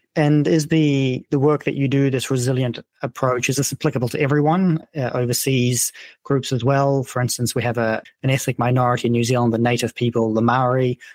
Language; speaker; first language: English; non-native, fluent; Dutch